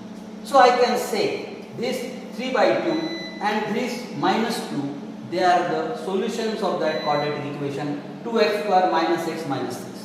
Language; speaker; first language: English; non-native, local second language; Marathi